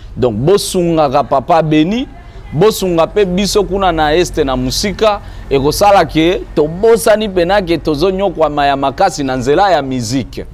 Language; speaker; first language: Lingala; non-native, local second language; Swahili